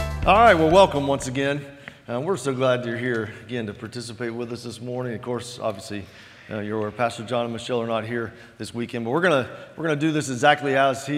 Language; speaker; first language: English; native; English